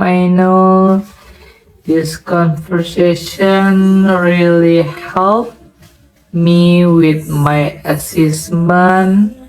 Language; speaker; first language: English; non-native, learner; Indonesian